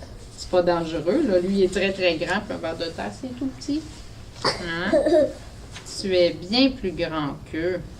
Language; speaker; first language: French; native; French